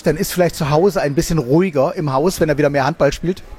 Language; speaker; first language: German; native; German